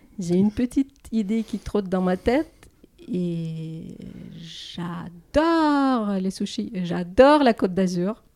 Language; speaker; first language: French; non-native, fluent; Russian